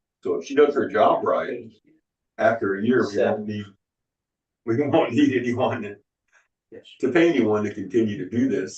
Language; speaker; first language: English; native; English